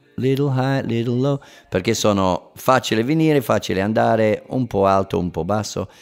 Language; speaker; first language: Italian; non-native, fluent; English